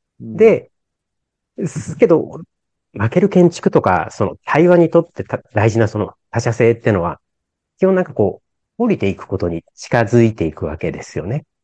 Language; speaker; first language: Japanese; native; Japanese